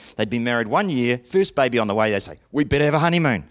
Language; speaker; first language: English; native; English